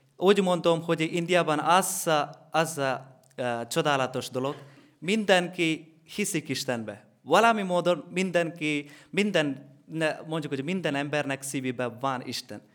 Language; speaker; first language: Hungarian; non-native, learner; Malayalam